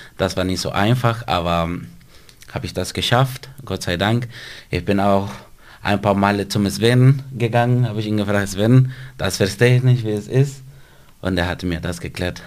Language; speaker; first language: German; non-native, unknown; Spanish